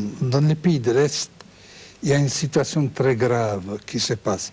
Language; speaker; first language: French; non-native, fluent; Czech